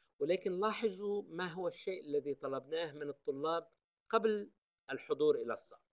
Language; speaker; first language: Arabic; native; Arabic